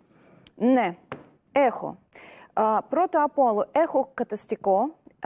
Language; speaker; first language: Greek; non-native, learner; Russian